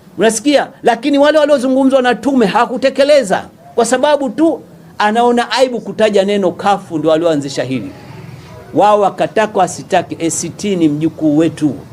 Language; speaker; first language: Swahili; native; Swahili